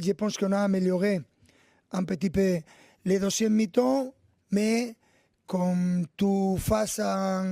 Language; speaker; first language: French; non-native, learner; Spanish